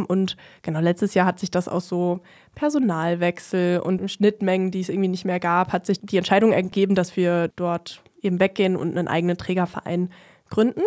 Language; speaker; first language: German; native; German